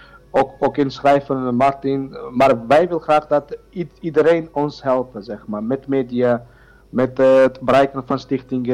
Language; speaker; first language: Dutch; non-native, learner; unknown